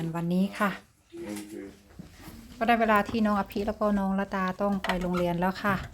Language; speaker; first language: Thai; native; Thai